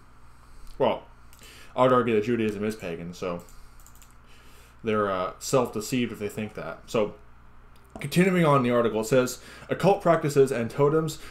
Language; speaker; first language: English; native; English